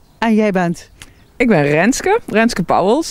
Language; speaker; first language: Dutch; native; Dutch